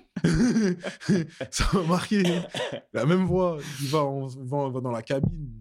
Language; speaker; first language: French; native; French